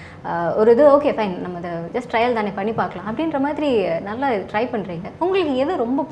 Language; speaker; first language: Tamil; native; Tamil